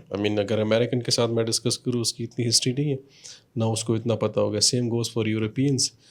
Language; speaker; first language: Urdu; non-native, local second language; Pashto